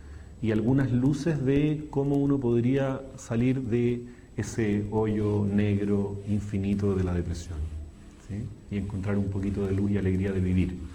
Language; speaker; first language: Spanish; native; Spanish